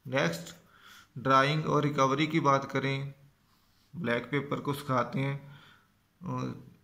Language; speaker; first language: Hindi; non-native, local second language; Punjabi